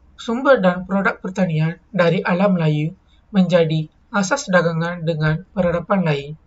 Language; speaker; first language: Malay; non-native, local second language; Tamil